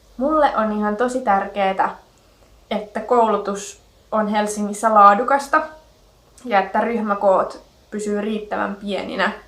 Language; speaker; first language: Finnish; native; Finnish